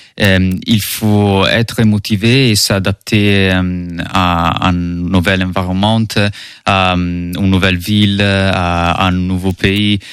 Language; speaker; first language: French; non-native, learner; Italian